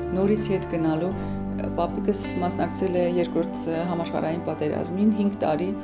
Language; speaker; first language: Armenian; native; Armenian